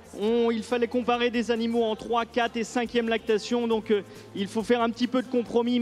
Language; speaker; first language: French; native; French